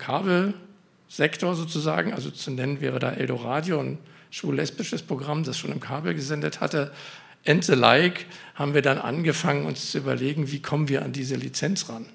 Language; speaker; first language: German; native; German